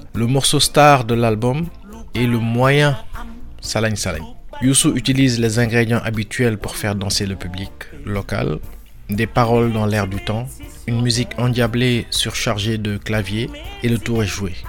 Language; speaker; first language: French; non-native, local second language; Wolof